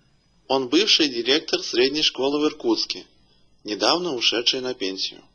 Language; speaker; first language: Russian; native; Russian